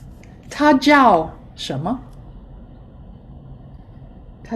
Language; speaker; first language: Chinese; non-native, fluent; English